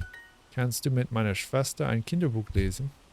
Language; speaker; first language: German; non-native, learner; English